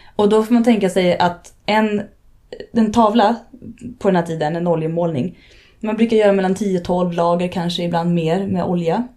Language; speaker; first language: Swedish; native; Swedish